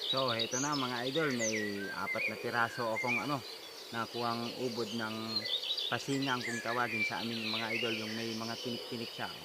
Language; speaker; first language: Filipino; native; Filipino